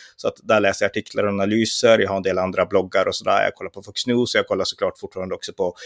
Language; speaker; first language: Swedish; native; Swedish